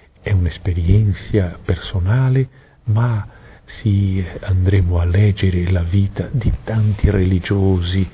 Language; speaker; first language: Italian; non-native, fluent; Portuguese